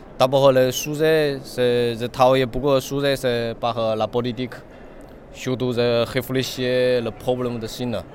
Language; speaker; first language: French; non-native, learner; Chinese